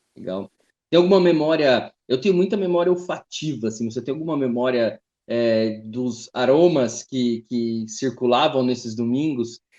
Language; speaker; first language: Portuguese; native; Portuguese